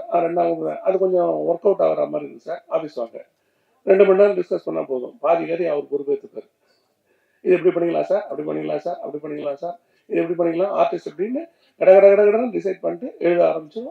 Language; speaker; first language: Tamil; native; Tamil